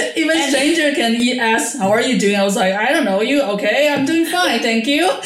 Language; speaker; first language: English; non-native, fluent; Chinese